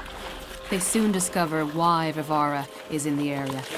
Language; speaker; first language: English; native; English